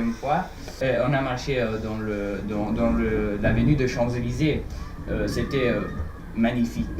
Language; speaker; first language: French; non-native, learner; Arabic